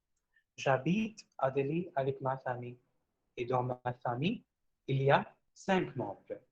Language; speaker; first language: French; non-native, fluent; Hindi